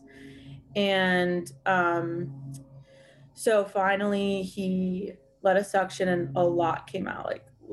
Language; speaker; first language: English; native; English